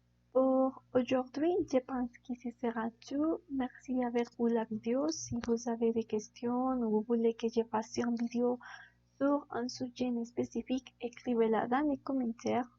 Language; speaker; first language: French; non-native, learner; Spanish